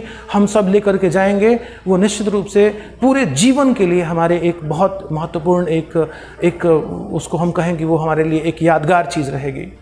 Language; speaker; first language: Hindi; native; Hindi